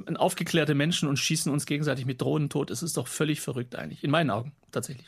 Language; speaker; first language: German; native; German